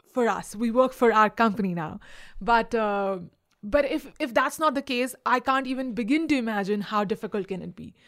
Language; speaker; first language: English; non-native, local second language; Hindi